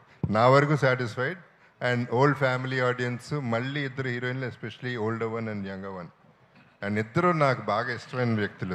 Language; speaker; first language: Telugu; native; Telugu